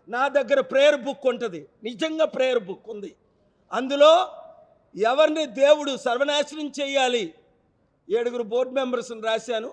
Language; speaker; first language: Telugu; native; Telugu